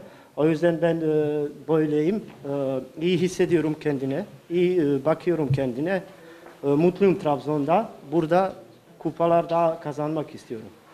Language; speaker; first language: Turkish; non-native, fluent; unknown